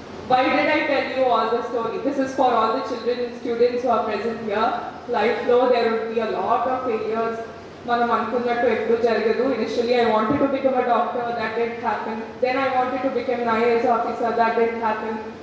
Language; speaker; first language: English; non-native, local second language; Telugu